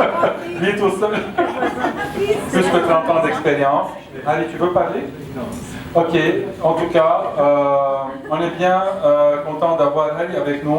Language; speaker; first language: French; non-native, local second language; Arabic